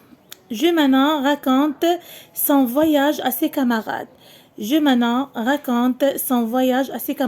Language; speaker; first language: French; non-native, local second language; Arabic